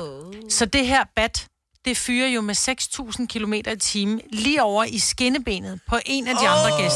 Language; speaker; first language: Danish; native; Danish